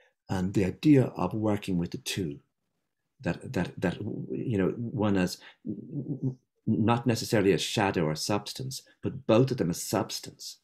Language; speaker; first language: English; native; English